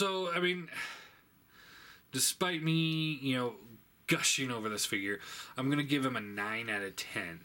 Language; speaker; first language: English; native; English